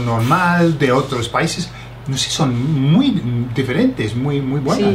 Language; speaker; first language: Spanish; non-native, fluent; English